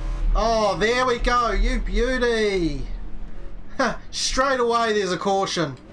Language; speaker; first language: English; native; English